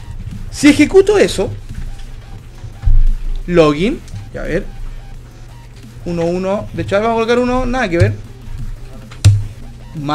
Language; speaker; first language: Spanish; native; Spanish